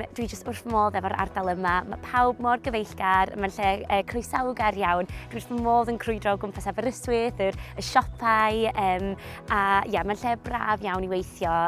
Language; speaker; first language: Welsh; non-native, local second language; English